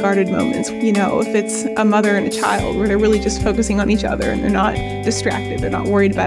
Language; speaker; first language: English; native; English